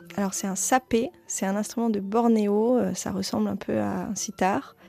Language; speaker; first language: French; native; French